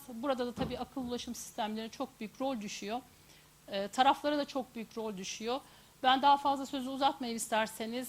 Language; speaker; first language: Turkish; native; Turkish